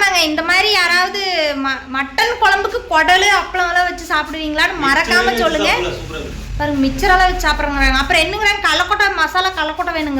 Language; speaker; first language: Tamil; native; Tamil